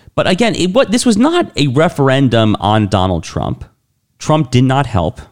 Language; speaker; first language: English; native; English